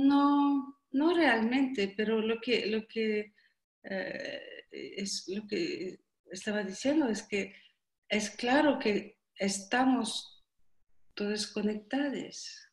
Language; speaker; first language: Spanish; non-native, learner; French